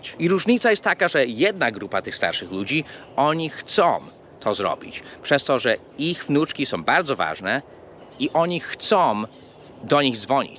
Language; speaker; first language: Polish; early bilingual, heritage; English